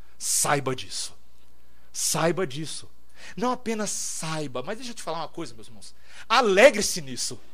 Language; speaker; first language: Portuguese; native; Portuguese